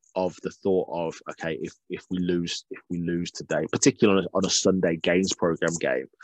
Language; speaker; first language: English; native; English